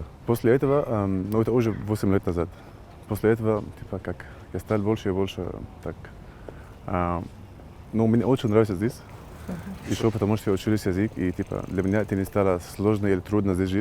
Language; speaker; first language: Russian; non-native, learner; Arabic